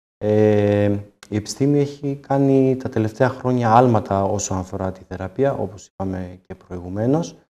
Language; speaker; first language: Greek; native; Greek